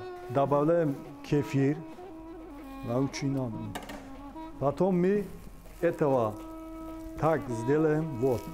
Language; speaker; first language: Russian; non-native, learner; Tajik